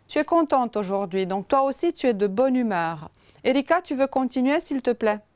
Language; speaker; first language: French; non-native, fluent; Romanian